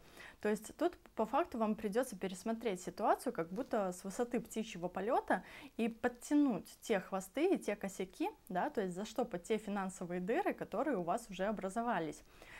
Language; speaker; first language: Russian; native; Russian